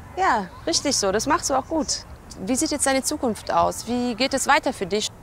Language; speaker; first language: German; early bilingual, other home language; Albanian